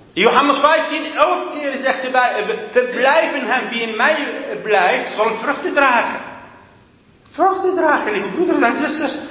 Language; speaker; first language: Dutch; non-native, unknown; Arabic